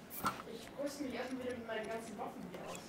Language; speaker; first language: German; native; German